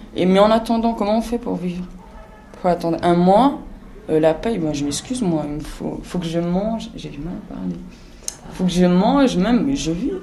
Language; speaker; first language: French; native; French